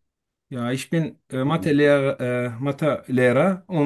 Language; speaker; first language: German; non-native, fluent; Turkish